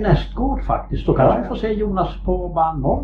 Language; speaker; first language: Swedish; native; Swedish